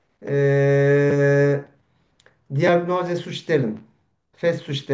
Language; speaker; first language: German; non-native, learner; Turkish